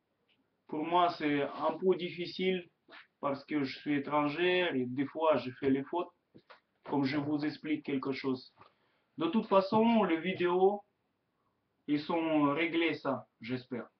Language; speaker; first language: French; non-native, learner; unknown